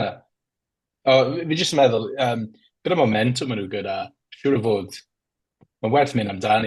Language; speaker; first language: Welsh; native; Welsh